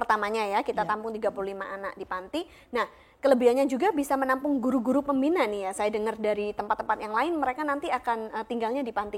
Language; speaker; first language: Indonesian; native; Indonesian